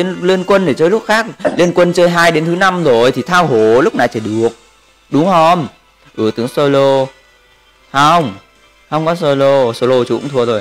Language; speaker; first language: Vietnamese; native; Vietnamese